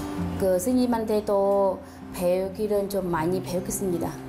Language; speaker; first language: Korean; non-native, learner; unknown